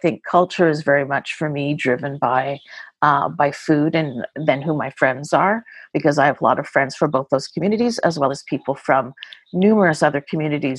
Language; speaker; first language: English; native; English